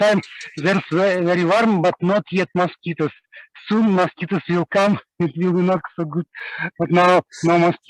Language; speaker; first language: English; non-native, learner; Russian